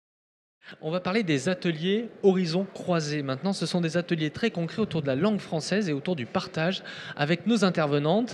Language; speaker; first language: French; native; French